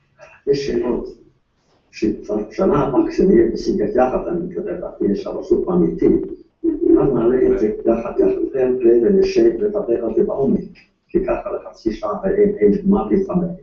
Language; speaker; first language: Hebrew; non-native, fluent; Yiddish